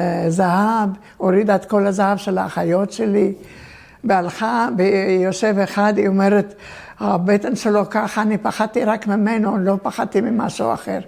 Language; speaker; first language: Hebrew; early bilingual, other home language; Turkish